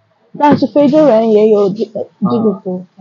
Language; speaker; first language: Chinese; non-native, learner; English